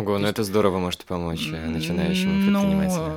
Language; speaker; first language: Russian; native; Russian